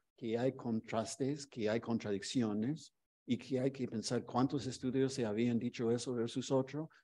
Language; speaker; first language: Spanish; non-native, fluent; English